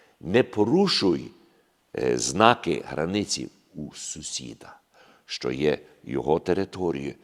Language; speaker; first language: Ukrainian; early bilingual, heritage; Ukrainian